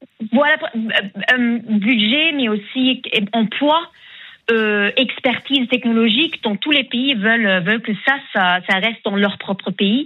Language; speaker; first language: French; non-native, fluent; German